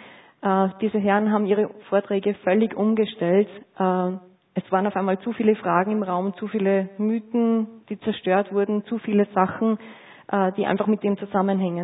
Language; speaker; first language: German; native; German